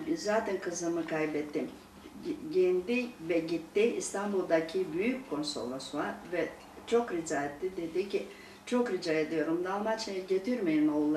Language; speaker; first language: Turkish; non-native, local second language; Greek